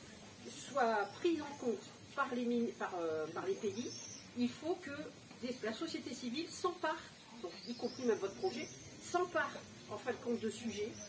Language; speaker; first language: French; native; French